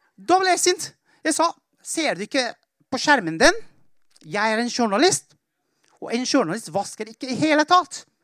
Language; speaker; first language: Norwegian; non-native, fluent; Persian